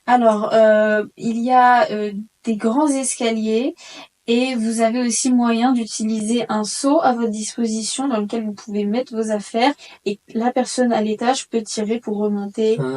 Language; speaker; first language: French; native; French